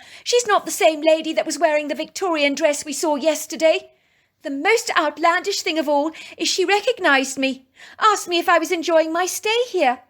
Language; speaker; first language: English; native; English